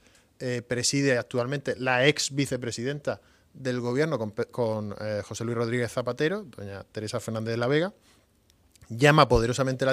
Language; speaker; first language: Spanish; native; Spanish